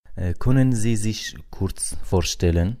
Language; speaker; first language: German; non-native, learner; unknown